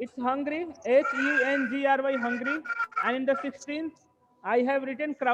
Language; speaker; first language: English; non-native, local second language; Hindi